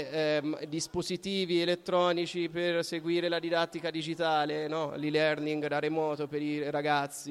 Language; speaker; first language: Italian; native; Italian